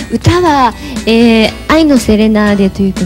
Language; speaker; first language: Japanese; native; Japanese